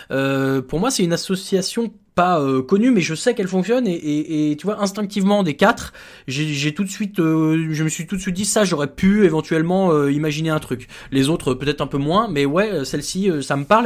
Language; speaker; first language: French; native; French